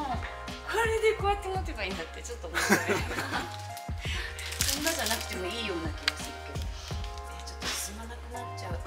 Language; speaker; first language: Japanese; native; Japanese